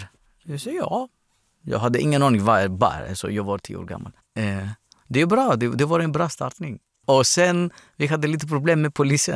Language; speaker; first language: Swedish; non-native, fluent; Greek